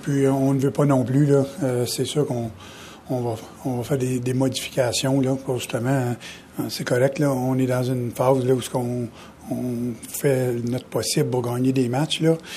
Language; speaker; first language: French; native; French